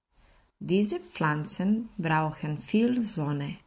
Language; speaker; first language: German; non-native, fluent; Serbian